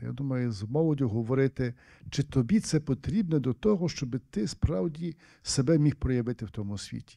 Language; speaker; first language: Ukrainian; native; Ukrainian